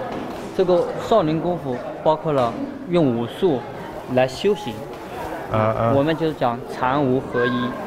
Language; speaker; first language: Chinese; native; Chinese